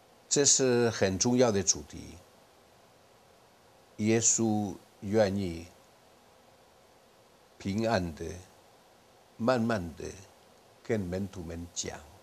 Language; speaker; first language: Chinese; non-native, fluent; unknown